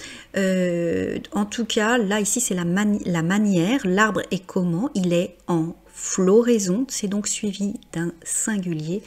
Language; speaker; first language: French; native; French